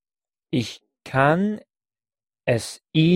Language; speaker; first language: German; non-native, learner; French